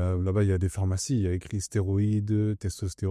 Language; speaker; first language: French; native; French